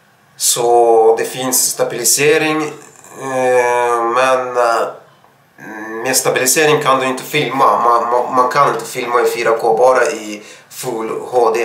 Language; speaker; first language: Swedish; non-native, fluent; Russian